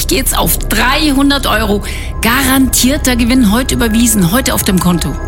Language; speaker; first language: German; native; German